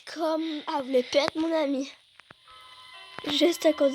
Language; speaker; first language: French; native; French